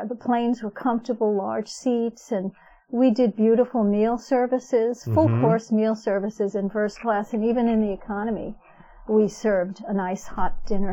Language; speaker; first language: English; native; English